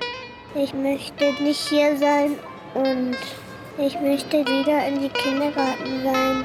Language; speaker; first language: German; early bilingual, other home language; Kurdish